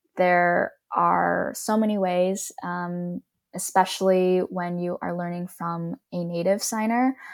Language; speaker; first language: English; native; English